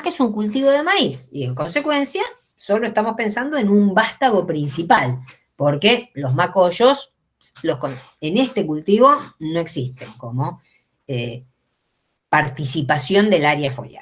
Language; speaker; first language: Spanish; native; Spanish